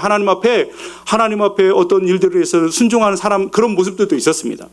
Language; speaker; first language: Korean; native; Korean